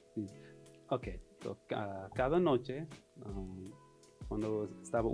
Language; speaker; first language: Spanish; non-native, learner; English